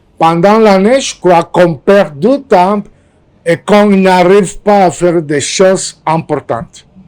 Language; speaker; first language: French; non-native, fluent; Spanish